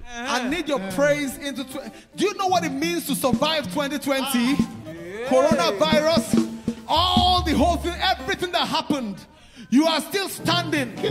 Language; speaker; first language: English; non-native, local second language; Igbo